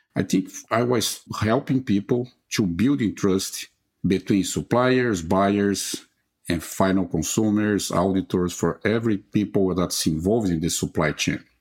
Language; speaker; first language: English; non-native, fluent; Portuguese